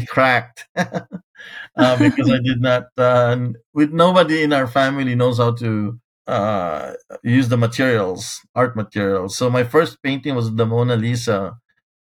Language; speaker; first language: English; non-native, local second language; Filipino